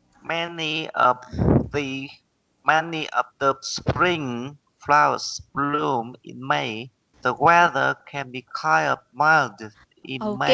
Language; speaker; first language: English; non-native, learner; Vietnamese